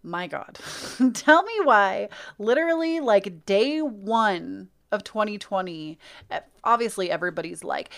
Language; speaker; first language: English; native; English